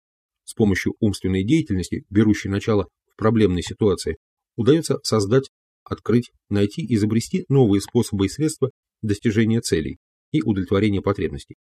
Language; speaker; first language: Russian; native; Russian